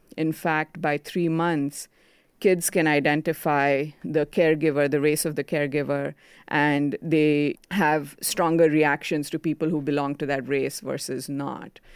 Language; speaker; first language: English; non-native, local second language; Konkani